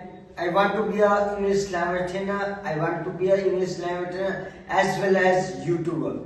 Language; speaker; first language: English; non-native, learner; Hindi